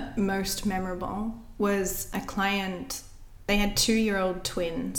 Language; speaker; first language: English; native; English